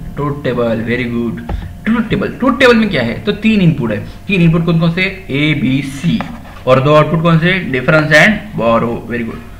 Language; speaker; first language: Hindi; non-native, local second language; Marathi